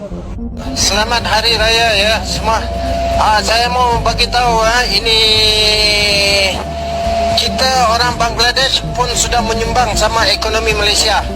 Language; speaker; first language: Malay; non-native, learner; Bangla